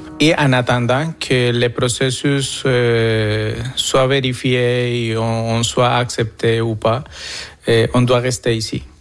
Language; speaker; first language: French; non-native, fluent; Spanish